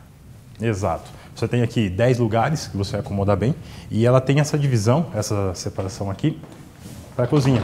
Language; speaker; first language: Portuguese; native; Portuguese